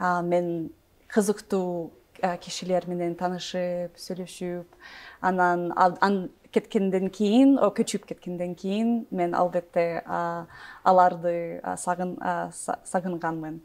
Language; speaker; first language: Kyrgyz; non-native, learner; English